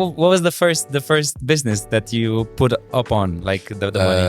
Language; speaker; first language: English; non-native, fluent; Romanian